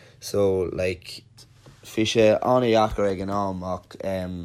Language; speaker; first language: Irish; non-native, local second language; English